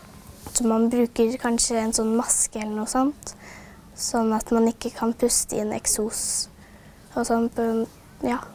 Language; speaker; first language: Norwegian; native; Norwegian